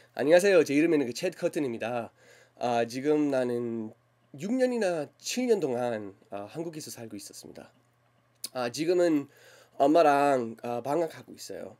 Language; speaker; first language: Korean; non-native, learner; English